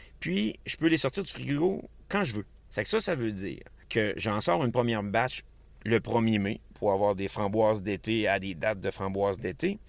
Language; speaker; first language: French; native; French